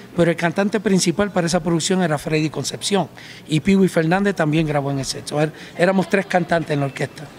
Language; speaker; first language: Spanish; early bilingual, heritage; Spanish